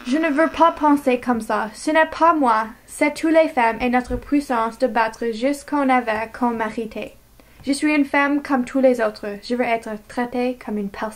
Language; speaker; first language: French; non-native, learner; English